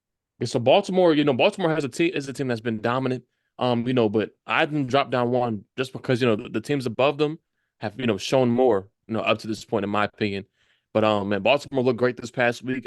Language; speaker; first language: English; native; English